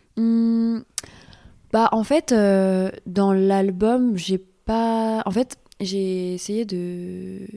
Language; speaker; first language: French; native; French